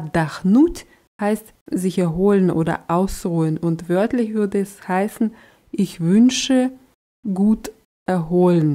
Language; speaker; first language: German; non-native, fluent; Russian